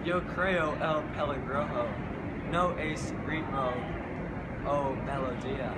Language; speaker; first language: Spanish; non-native, learner; English